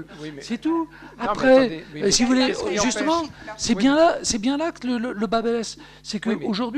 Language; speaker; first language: French; native; French